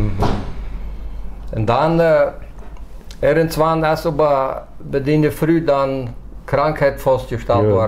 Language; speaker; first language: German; non-native, local second language; Plautdietsch